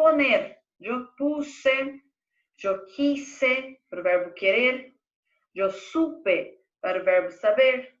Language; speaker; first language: Spanish; non-native, fluent; Portuguese